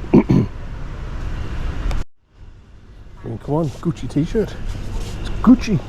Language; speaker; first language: English; native; English